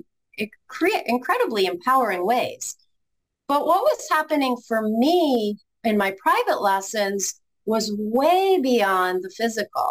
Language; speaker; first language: English; native; English